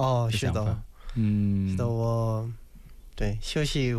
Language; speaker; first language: Chinese; non-native, learner; Korean